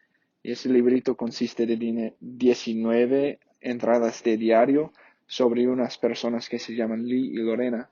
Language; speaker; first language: Spanish; non-native, fluent; English